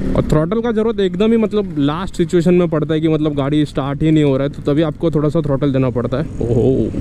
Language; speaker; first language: Hindi; non-native, local second language; Odia